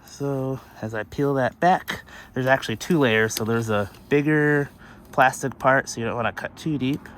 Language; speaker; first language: English; native; English